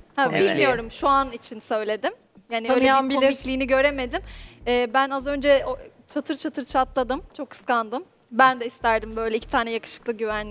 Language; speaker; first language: Turkish; native; Turkish